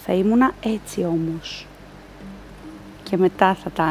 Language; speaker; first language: Greek; native; Greek